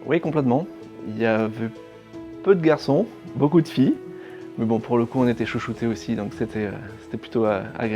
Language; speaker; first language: French; native; French